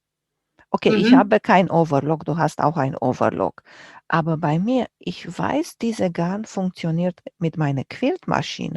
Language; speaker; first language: German; non-native, fluent; Romanian